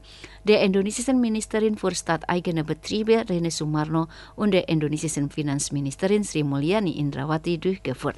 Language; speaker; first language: German; non-native, fluent; Indonesian